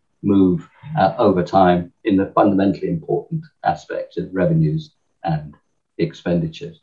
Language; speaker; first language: English; native; English